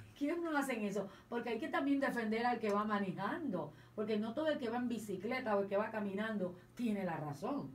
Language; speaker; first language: Spanish; native; Spanish